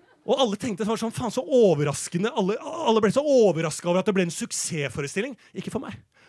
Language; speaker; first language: Norwegian; native; Norwegian